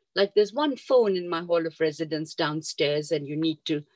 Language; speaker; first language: English; non-native, local second language; Urdu